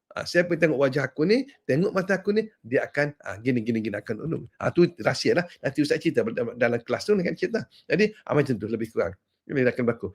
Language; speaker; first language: Malay; native; Malay